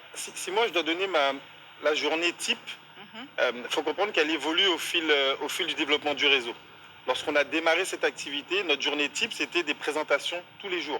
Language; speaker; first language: French; native; French